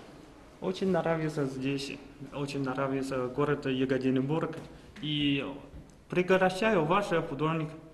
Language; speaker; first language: Russian; non-native, learner; Chinese